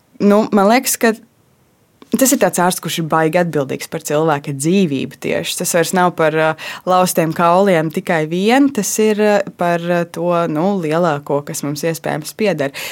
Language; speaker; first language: Latvian; native; Latvian